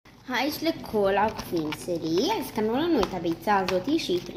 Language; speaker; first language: Hebrew; native; Hebrew